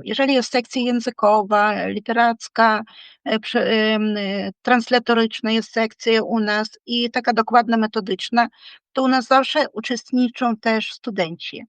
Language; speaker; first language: Polish; non-native, fluent; Ukrainian